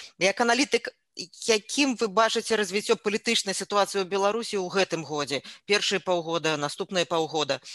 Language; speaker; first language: Belarusian; native; Belarusian